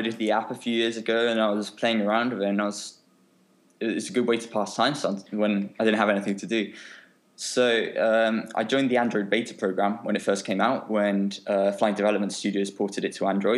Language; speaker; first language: English; native; English